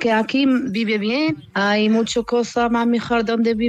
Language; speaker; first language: Spanish; non-native, learner; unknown